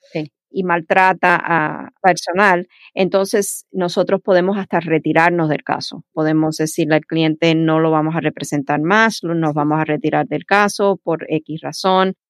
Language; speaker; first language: Spanish; early bilingual, heritage; Spanish